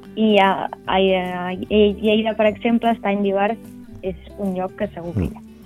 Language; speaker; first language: Catalan; native; Catalan